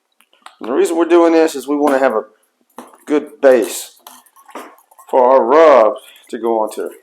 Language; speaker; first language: English; native; English